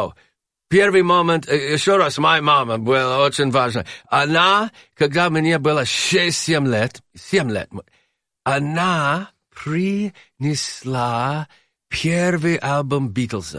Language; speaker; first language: Russian; non-native, learner; English